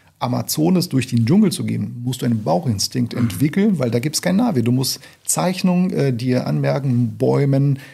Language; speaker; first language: German; non-native, fluent; Portuguese